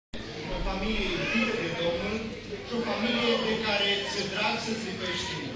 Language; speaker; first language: Romanian; native; Romanian